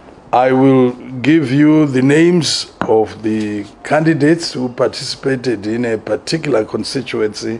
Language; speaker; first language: English; non-native, local second language; Shona